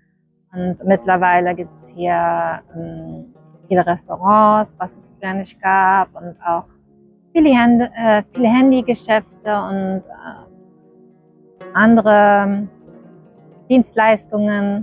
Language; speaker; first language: German; early bilingual, other home language; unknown